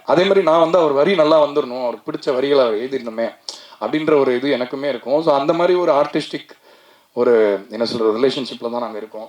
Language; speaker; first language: Tamil; native; Tamil